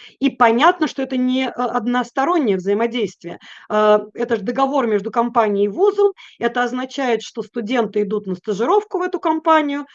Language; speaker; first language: Russian; native; Russian